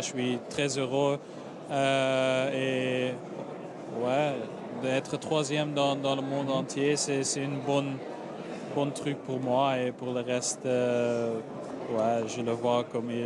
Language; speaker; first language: French; non-native, local second language; Dutch